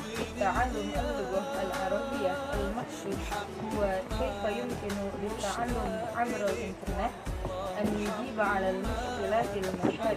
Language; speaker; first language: Arabic; non-native, learner; Indonesian